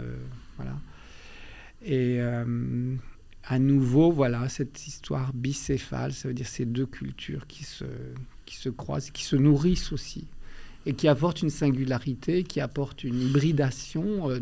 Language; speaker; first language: French; early bilingual, other home language; Albanian